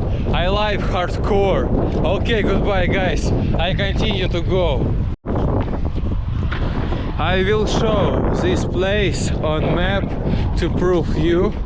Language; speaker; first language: English; non-native, fluent; Russian